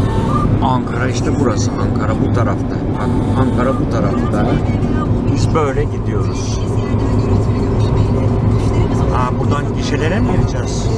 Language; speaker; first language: Turkish; native; Turkish